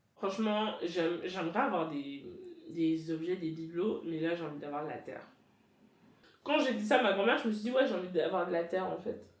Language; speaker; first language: French; early bilingual, other home language; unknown